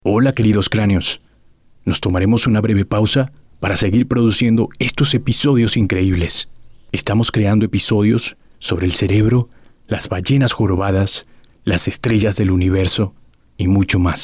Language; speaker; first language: Spanish; native; Spanish